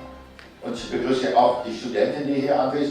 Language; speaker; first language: German; non-native, fluent; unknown